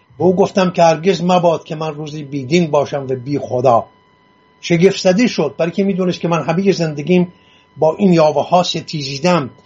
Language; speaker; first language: Persian; non-native, local second language; Assyrian Neo-Aramaic